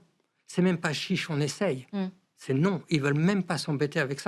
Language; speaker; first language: French; native; French